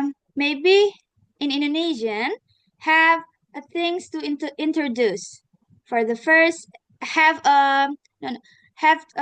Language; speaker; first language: English; non-native, learner; Indonesian